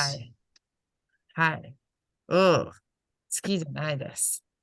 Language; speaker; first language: Japanese; non-native, fluent; English